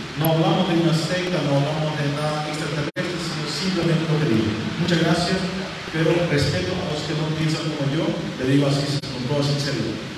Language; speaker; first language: Spanish; non-native, local second language; German